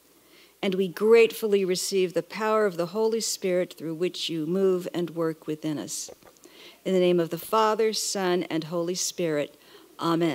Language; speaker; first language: English; native; English